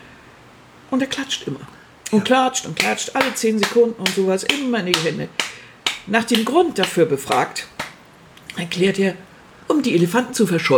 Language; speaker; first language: German; native; German